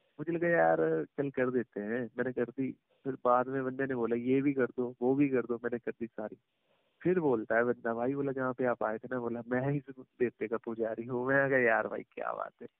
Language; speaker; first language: Hindi; native; Hindi